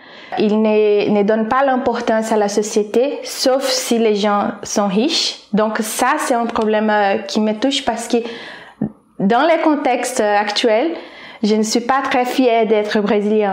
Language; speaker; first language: French; non-native, fluent; Portuguese